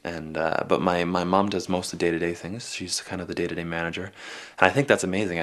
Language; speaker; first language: English; native; English